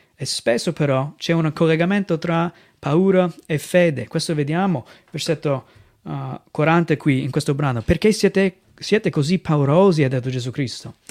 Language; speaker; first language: Italian; non-native, fluent; English